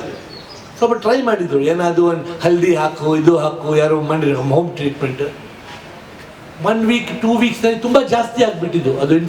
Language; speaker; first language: Kannada; non-native, local second language; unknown